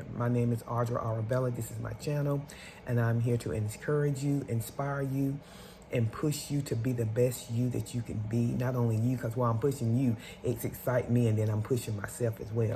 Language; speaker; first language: English; native; English